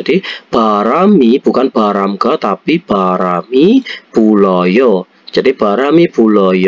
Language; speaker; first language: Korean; non-native, fluent; Indonesian